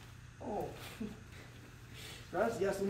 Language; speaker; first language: Spanish; non-native, learner; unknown